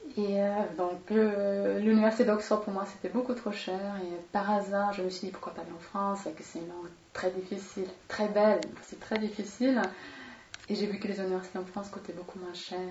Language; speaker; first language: French; non-native, fluent; Swedish